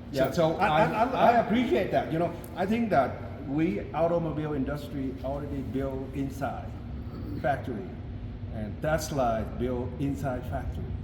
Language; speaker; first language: English; non-native, fluent; Vietnamese